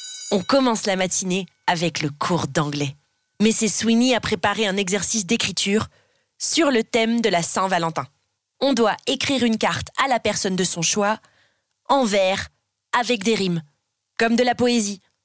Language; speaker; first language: French; native; French